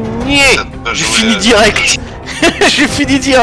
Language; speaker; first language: French; native; French